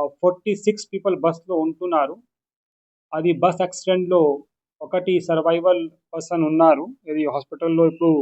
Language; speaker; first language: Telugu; non-native, local second language; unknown